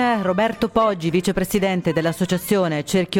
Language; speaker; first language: Italian; native; Italian